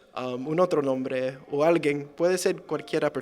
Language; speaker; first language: Spanish; early bilingual, heritage; English